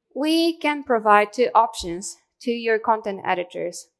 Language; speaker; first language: English; non-native, fluent; Japanese